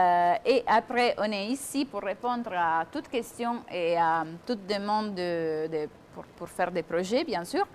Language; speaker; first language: French; non-native, fluent; Italian